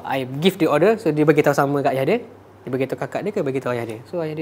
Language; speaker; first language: Malay; native; Malay